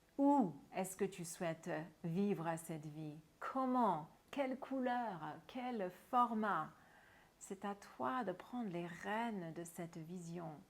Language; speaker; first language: French; non-native, fluent; English